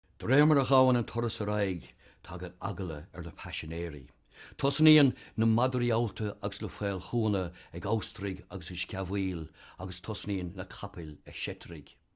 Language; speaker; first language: Irish; native; Irish